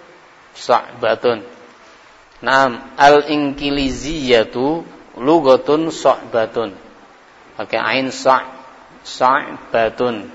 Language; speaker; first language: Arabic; non-native, fluent; Indonesian